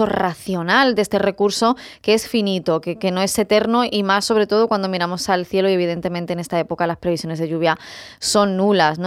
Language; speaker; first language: Spanish; native; Spanish